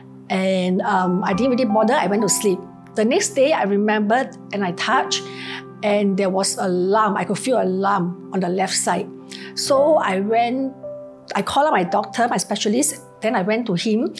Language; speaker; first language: English; non-native, local second language; Cantonese